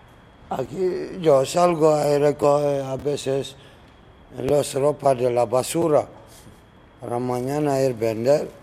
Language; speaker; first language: Spanish; non-native, learner; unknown